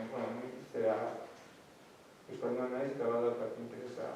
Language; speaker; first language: Basque; non-native, learner; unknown